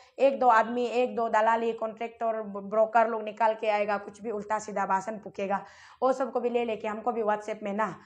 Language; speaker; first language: Hindi; non-native, local second language; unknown